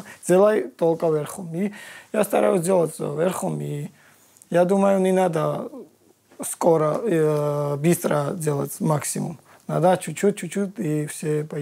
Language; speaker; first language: Russian; non-native, learner; Georgian